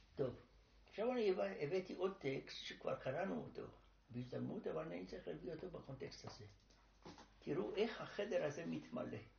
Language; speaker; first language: Hebrew; non-native, fluent; Romanian